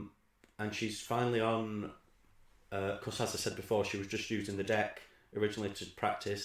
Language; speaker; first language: English; native; English